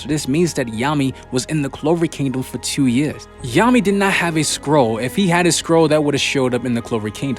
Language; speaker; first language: English; native; English